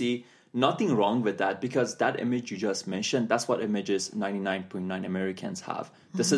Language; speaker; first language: English; non-native, fluent; Persian